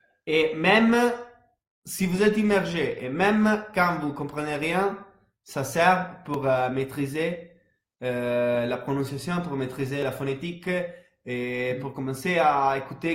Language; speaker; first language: French; non-native, fluent; Italian